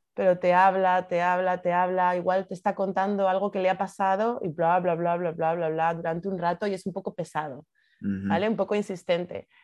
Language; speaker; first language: Spanish; native; Spanish